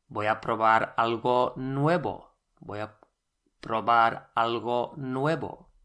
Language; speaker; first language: Spanish; non-native, fluent; English